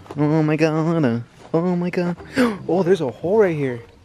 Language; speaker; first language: English; early bilingual, other home language; Spanish